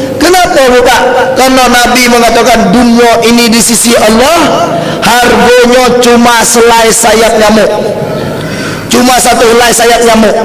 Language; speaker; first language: Malay; native; Malay